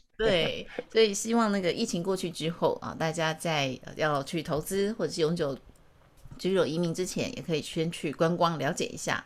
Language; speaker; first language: Chinese; native; Chinese